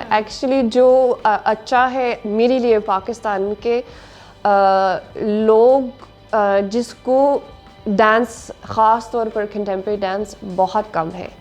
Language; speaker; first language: Hindi; non-native, learner; English